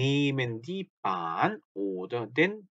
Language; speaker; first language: German; non-native, fluent; Korean